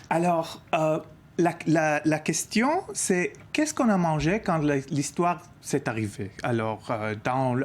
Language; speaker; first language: French; non-native, learner; Hebrew